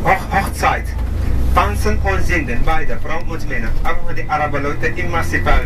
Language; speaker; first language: German; non-native, learner; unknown